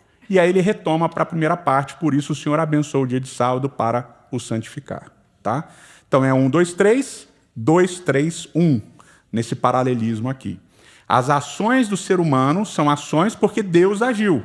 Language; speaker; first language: Portuguese; native; Portuguese